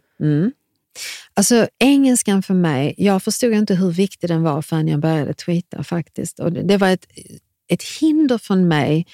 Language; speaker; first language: Swedish; early bilingual, other home language; Serbian